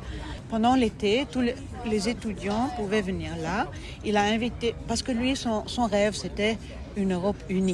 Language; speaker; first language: French; non-native, fluent; German